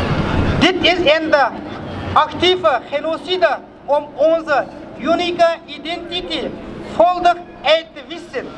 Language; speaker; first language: Dutch; non-native, fluent; Uyghur